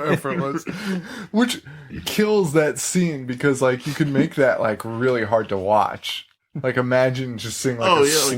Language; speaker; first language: English; native; English